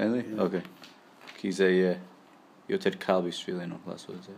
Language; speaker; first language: Hebrew; non-native, learner; English